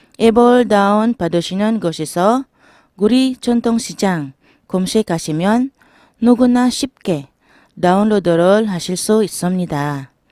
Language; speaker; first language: Korean; non-native, learner; Filipino